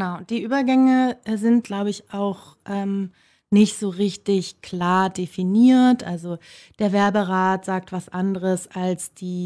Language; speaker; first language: German; native; German